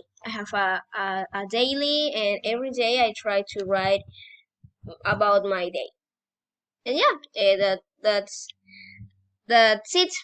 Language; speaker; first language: English; non-native, learner; Spanish